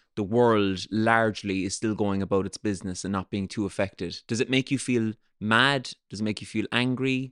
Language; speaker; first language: English; native; English